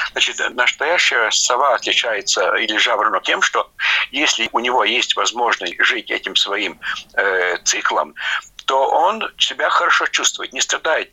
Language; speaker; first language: Russian; non-native, local second language; Latvian